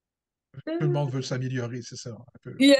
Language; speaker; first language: French; native; French